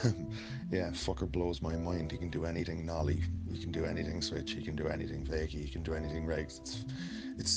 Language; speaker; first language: English; native; English